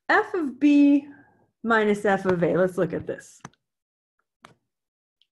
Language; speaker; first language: English; native; English